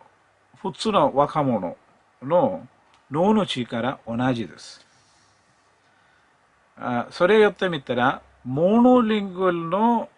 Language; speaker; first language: Japanese; non-native, learner; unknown